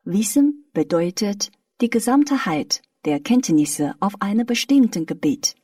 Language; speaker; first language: German; non-native, fluent; Chinese